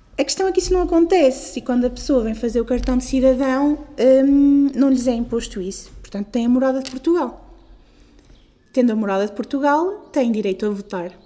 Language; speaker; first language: Portuguese; native; Portuguese